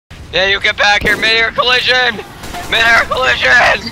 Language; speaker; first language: English; native; English